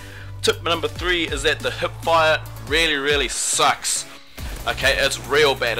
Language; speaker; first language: English; native; English